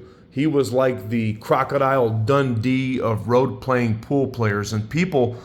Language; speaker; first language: English; native; English